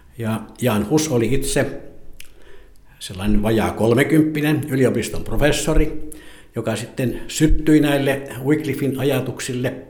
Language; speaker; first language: Finnish; native; Finnish